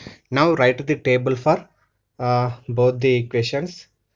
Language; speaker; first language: English; non-native, local second language; Telugu